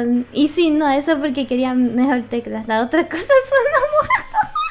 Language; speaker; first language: Spanish; early bilingual, other home language; English